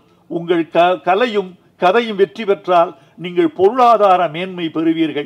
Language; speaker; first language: Tamil; native; Tamil